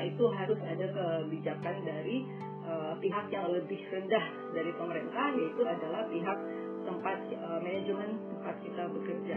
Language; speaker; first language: Indonesian; native; Indonesian